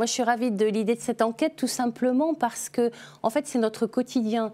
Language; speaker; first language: French; native; French